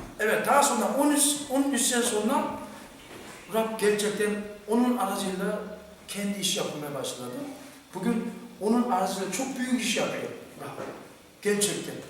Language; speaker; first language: Turkish; non-native, fluent; Korean